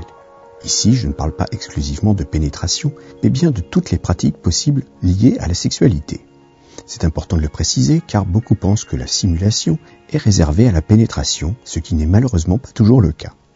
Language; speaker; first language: French; native; French